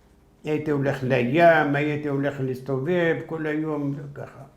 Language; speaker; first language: Hebrew; non-native, fluent; Arabic